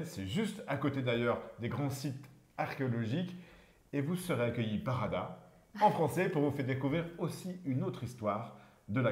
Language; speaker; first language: French; native; French